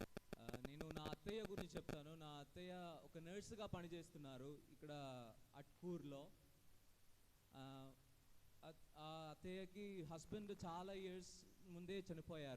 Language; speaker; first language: Telugu; non-native, fluent; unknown